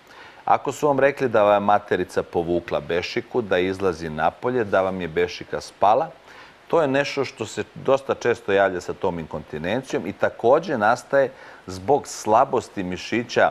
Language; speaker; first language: Croatian; native; Croatian